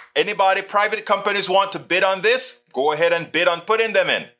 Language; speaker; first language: English; non-native, fluent; Spanish